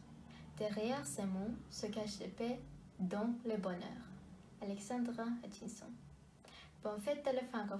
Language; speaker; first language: French; non-native, learner; Turkish